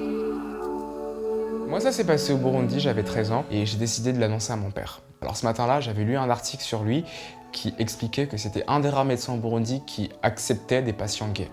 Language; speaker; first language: French; non-native, local second language; Rundi